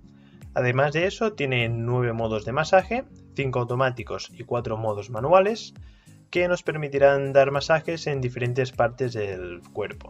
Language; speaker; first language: Spanish; native; Spanish